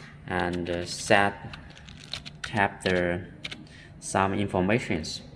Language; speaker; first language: English; non-native, learner; Chinese